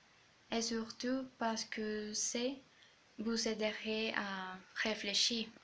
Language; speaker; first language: French; non-native, learner; Spanish